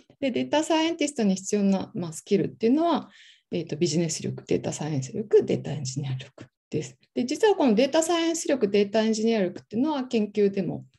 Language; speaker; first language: Japanese; native; Japanese